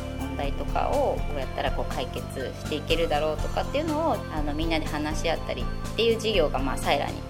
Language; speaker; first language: Japanese; native; Japanese